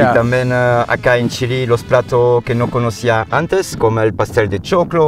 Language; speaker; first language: Spanish; non-native, learner; French